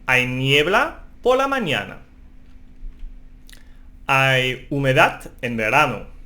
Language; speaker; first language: Spanish; non-native, fluent; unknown